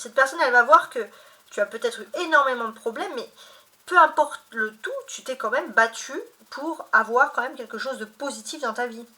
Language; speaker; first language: French; native; French